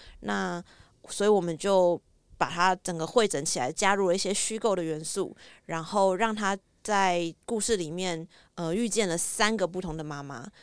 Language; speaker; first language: Chinese; native; Chinese